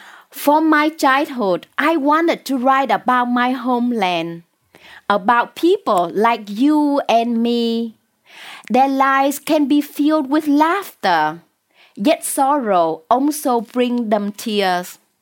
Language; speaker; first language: English; non-native, fluent; Vietnamese